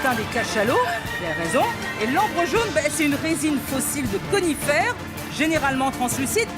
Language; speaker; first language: French; native; French